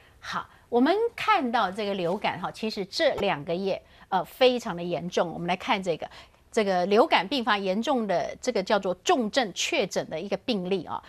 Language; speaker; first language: Chinese; native; Chinese